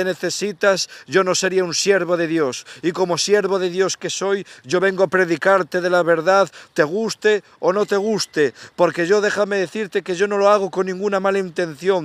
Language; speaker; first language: Spanish; native; Spanish